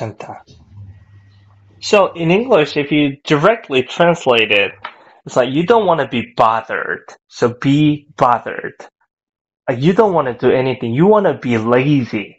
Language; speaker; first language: English; non-native, fluent; Korean